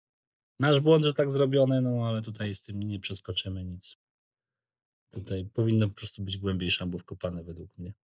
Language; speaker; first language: Polish; native; Polish